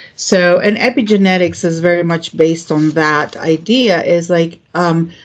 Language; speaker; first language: English; non-native, fluent; Greek